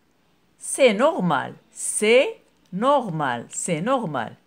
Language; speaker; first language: French; non-native, local second language; Arabic